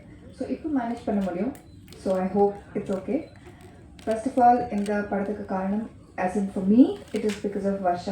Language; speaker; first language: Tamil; non-native, learner; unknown